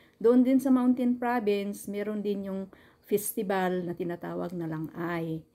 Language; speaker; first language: Filipino; non-native, local second language; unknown